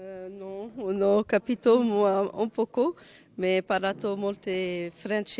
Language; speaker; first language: Italian; non-native, learner; French